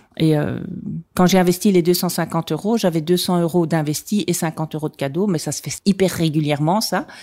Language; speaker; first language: French; native; French